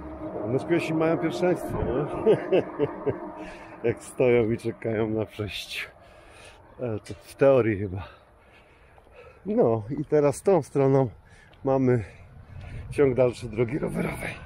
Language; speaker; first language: Polish; native; Polish